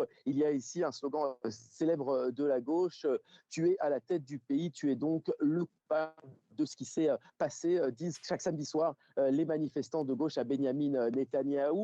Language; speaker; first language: French; native; French